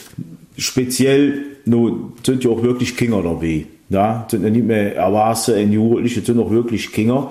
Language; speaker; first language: German; native; German